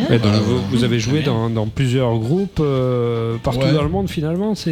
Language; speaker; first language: French; native; French